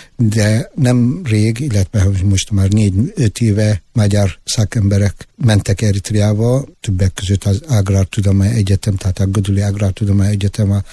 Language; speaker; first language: Hungarian; non-native, fluent; Tigrinya